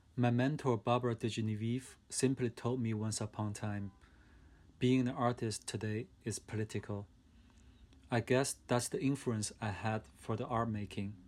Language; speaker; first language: English; non-native, fluent; Chinese